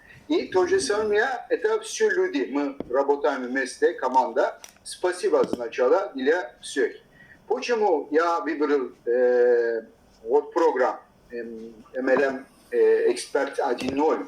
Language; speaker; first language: Russian; non-native, learner; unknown